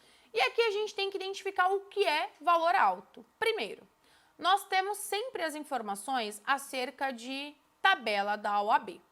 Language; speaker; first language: Portuguese; native; Portuguese